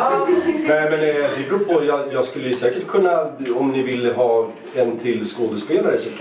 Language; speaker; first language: Swedish; native; Swedish